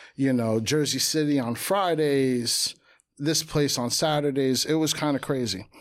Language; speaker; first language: English; native; English